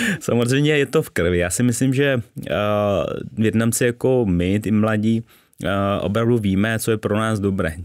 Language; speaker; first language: Czech; early bilingual, other home language; Vietnamese